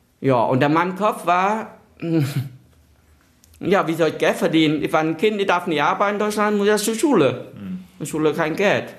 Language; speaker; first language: German; non-native, fluent; Vietnamese